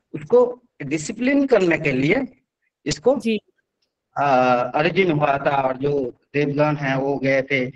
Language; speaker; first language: Hindi; non-native, local second language; Odia